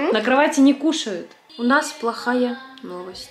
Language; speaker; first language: Russian; native; Russian